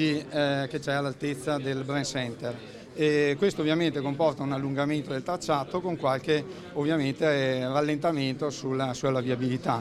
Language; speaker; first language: Italian; native; Italian